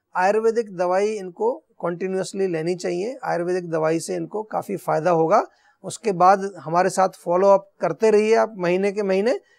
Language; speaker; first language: Hindi; native; Hindi